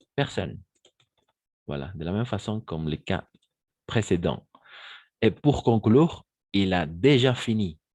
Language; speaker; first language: French; non-native, fluent; Spanish